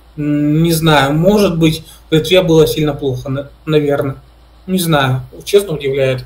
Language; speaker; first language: Russian; native; Russian